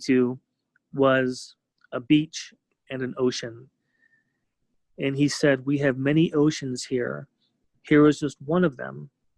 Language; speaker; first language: English; native; English